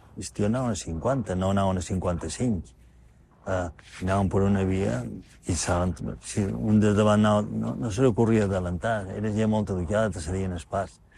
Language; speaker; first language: Catalan; native; Catalan